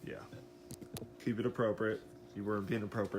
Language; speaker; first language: English; native; English